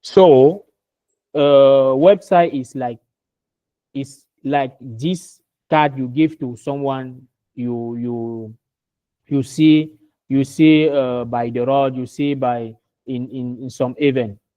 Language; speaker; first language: English; non-native, learner; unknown